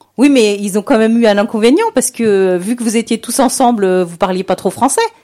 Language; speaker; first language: French; native; French